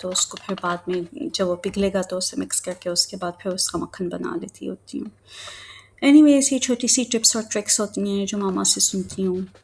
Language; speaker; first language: Urdu; native; Urdu